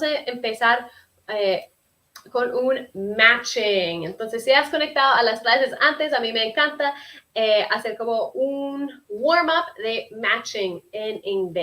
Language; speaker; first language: Spanish; non-native, fluent; English